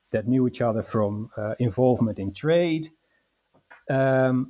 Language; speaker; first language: English; non-native, fluent; Dutch